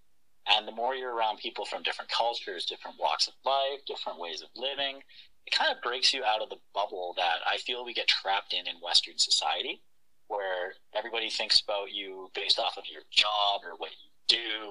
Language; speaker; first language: English; native; English